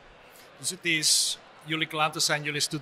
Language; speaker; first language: Dutch; non-native, fluent; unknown